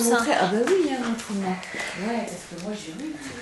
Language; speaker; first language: French; native; French